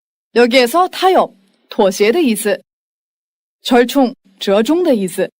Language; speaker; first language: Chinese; non-native, fluent; Korean